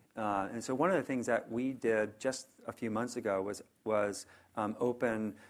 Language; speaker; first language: English; native; English